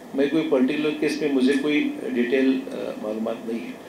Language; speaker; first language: Hindi; non-native, local second language; Marathi